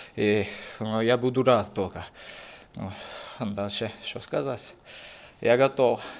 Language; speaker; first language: Russian; non-native, learner; Georgian